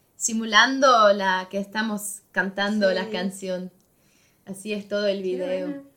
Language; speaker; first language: Spanish; non-native, fluent; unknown